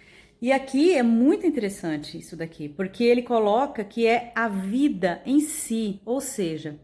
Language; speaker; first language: Portuguese; native; Portuguese